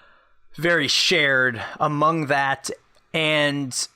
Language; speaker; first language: English; native; English